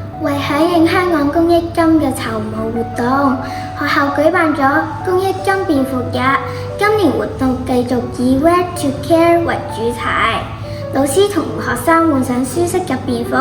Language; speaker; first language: Cantonese; native; Cantonese